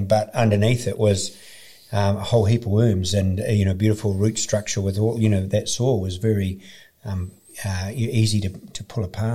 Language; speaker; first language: English; native; English